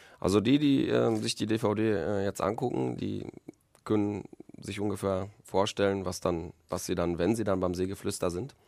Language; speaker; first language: German; early bilingual, other home language; Polish